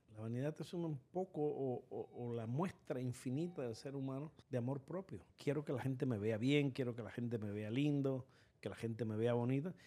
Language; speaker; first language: Spanish; native; Spanish